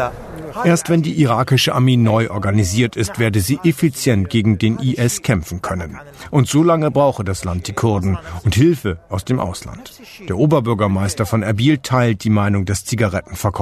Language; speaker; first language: German; native; German